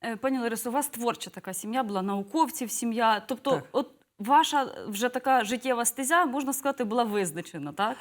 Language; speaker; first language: Ukrainian; native; Ukrainian